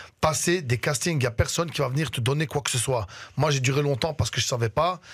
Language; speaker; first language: French; early bilingual, other home language; Arabic